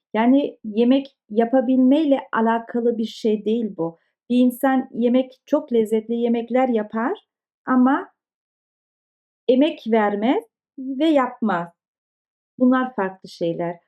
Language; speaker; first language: Turkish; early bilingual, heritage; Turkish